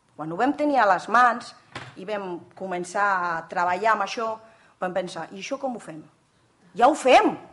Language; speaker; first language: Catalan; native; Catalan